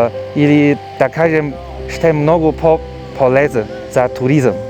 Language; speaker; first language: Bulgarian; non-native, fluent; Chinese